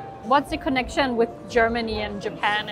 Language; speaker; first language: English; non-native, fluent; Japanese